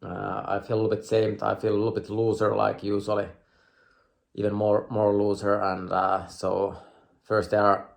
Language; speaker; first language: English; non-native, fluent; Finnish